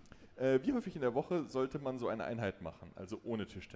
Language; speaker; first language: German; native; German